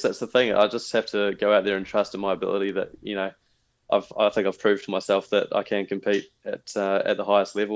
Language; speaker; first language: English; native; English